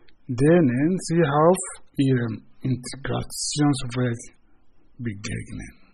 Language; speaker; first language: German; non-native, fluent; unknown